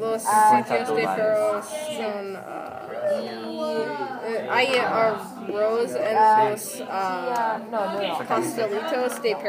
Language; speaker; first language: Spanish; non-native, learner; English